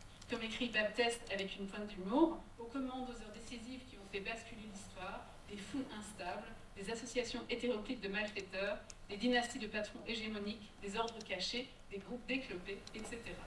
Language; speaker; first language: French; native; French